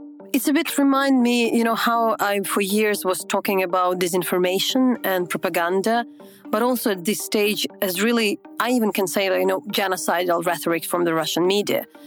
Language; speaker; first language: English; non-native, fluent; Ukrainian